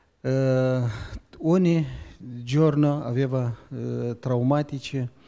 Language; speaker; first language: Italian; non-native, learner; Romanian